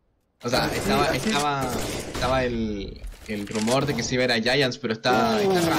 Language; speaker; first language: Spanish; native; Spanish